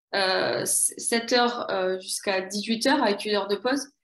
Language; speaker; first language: French; native; French